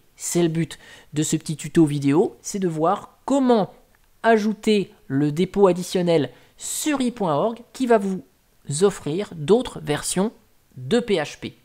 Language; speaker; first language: French; native; French